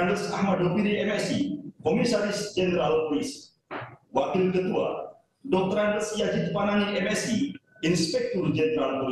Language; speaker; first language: Indonesian; native; Indonesian